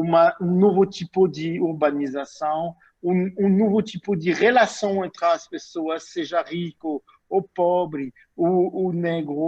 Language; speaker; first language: Portuguese; non-native, fluent; French